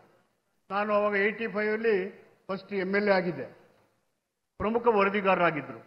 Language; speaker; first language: Kannada; native; Kannada